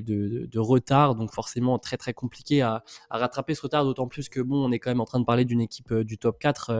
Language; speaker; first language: French; native; French